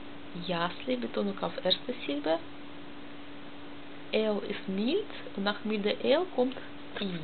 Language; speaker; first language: German; non-native, learner; Russian